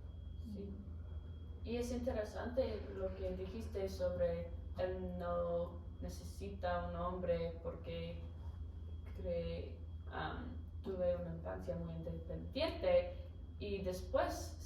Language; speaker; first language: Spanish; non-native, learner; English